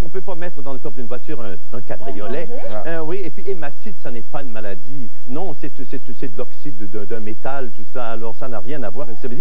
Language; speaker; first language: French; native; French